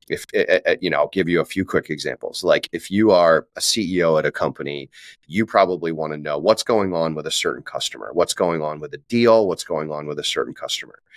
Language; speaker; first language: English; native; English